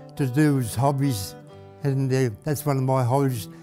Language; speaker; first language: English; native; English